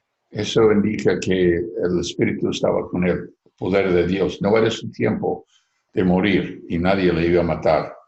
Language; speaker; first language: Spanish; non-native, fluent; English